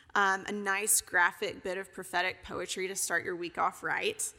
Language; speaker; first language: English; native; English